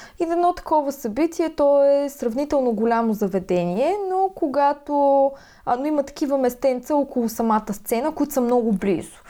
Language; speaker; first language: Bulgarian; native; Bulgarian